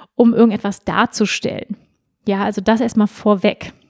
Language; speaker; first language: German; native; German